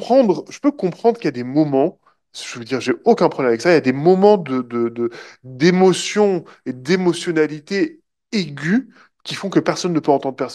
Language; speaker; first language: French; non-native, fluent; Arabic